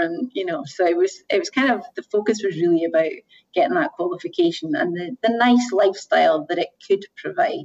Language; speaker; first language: English; native; English